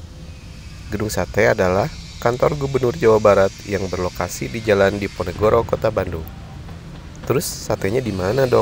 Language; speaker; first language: Indonesian; native; Indonesian